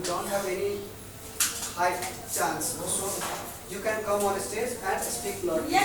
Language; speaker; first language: English; non-native, local second language; Hindi